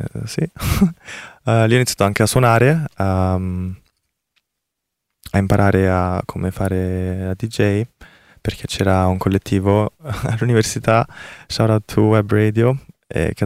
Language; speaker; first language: Italian; early bilingual, other home language; Korean